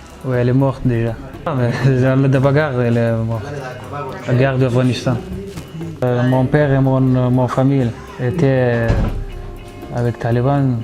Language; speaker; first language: French; non-native, learner; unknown